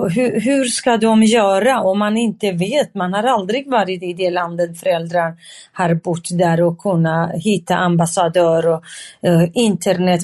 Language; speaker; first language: Swedish; non-native, fluent; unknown